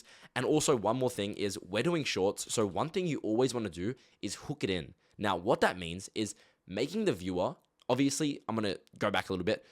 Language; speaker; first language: English; native; English